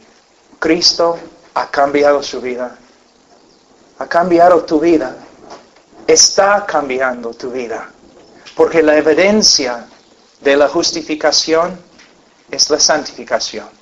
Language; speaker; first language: Spanish; non-native, fluent; English